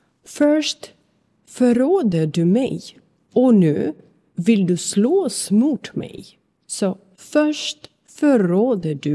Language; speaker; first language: Swedish; non-native, fluent; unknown